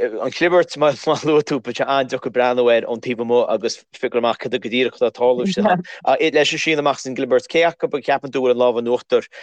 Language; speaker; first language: Irish; native; Irish